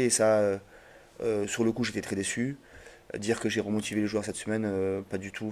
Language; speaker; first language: French; native; French